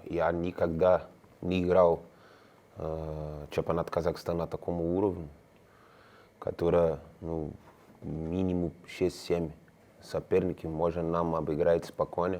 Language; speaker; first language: Russian; non-native, learner; Spanish